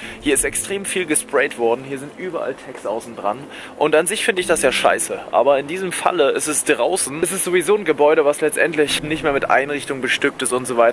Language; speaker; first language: German; native; German